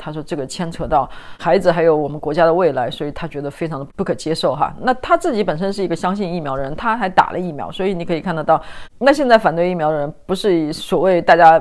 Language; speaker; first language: Chinese; native; Chinese